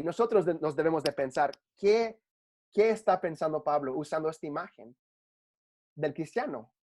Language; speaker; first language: Spanish; early bilingual, heritage; Spanish